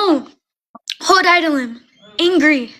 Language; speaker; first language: English; early bilingual, other home language; Amharic